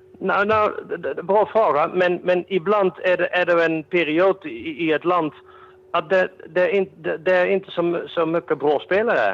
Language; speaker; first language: Swedish; non-native, fluent; Dutch